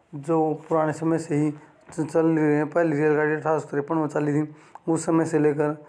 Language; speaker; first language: Hindi; native; Hindi